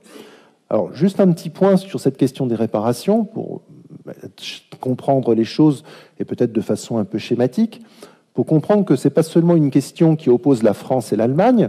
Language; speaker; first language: French; native; French